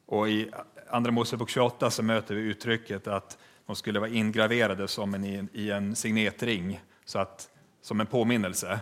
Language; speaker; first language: Swedish; native; Swedish